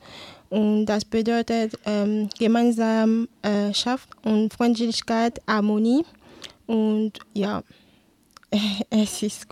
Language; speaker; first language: German; non-native, learner; Ewe